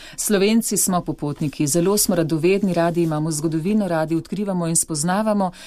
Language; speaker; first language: Slovenian; native; Slovenian